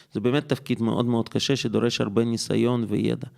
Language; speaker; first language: Hebrew; non-native, fluent; Russian